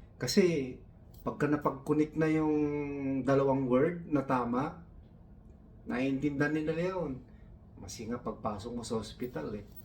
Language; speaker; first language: Filipino; non-native, local second language; Iloko